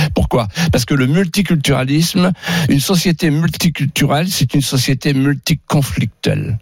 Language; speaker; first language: French; native; French